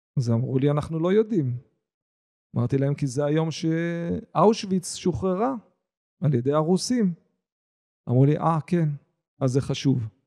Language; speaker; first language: Hebrew; native; Hebrew